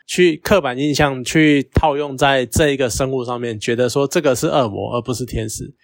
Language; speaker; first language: Chinese; native; Chinese